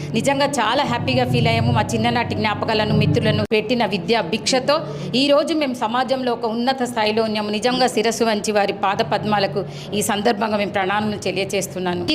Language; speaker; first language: Telugu; native; Telugu